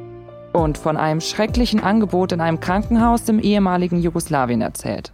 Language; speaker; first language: German; native; German